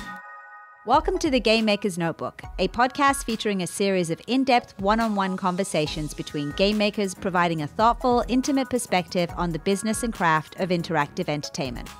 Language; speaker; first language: English; native; English